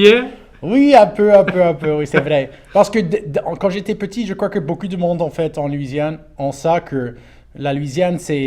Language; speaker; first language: French; non-native, local second language; English